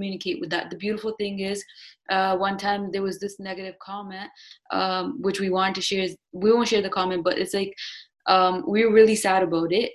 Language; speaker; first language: English; non-native, local second language; Punjabi